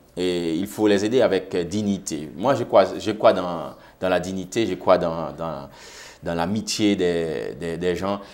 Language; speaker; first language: French; non-native, local second language; Haitian Creole